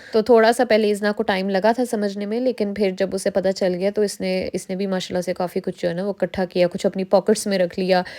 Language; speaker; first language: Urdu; early bilingual, heritage; Urdu